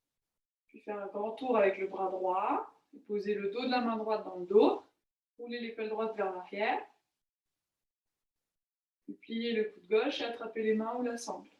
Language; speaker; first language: French; native; French